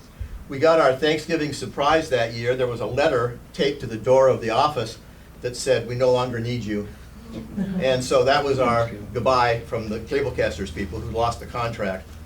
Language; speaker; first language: English; native; English